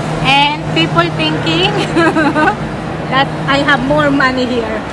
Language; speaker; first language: English; non-native, local second language; Filipino